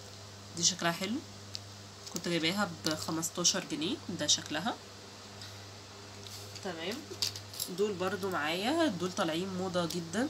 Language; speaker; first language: Arabic; native; Arabic